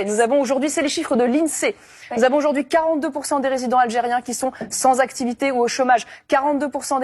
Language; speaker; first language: French; native; French